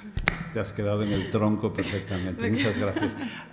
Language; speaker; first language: Spanish; native; Spanish